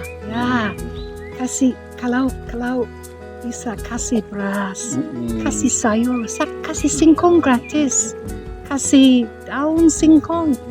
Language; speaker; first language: Indonesian; non-native, learner; English